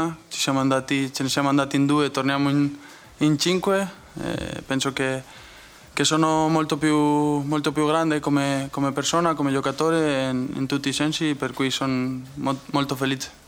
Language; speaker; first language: Italian; non-native, fluent; Spanish